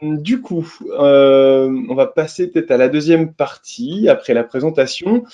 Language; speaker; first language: French; native; French